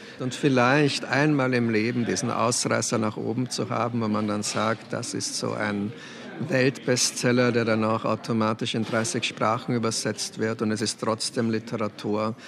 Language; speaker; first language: German; early bilingual, other home language; Czech